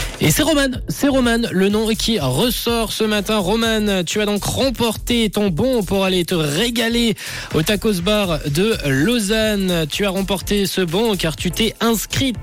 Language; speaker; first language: French; native; French